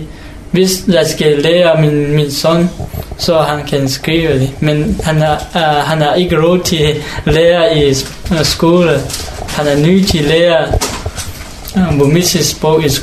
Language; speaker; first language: Danish; non-native, learner; Hakha Chin